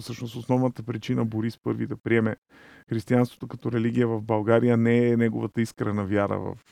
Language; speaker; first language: Bulgarian; native; Bulgarian